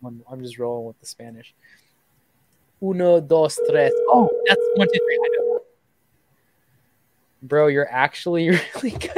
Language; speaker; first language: English; native; English